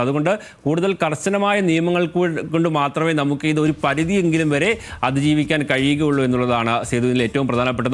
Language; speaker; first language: Malayalam; native; Malayalam